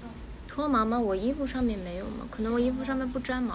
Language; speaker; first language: Chinese; native; Chinese